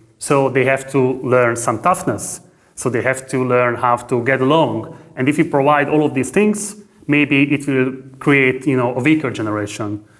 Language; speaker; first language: English; non-native, fluent; Hungarian